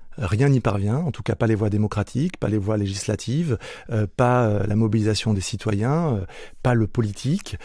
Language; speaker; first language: French; native; French